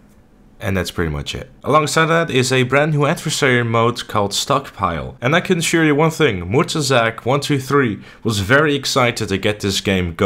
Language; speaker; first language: English; native; English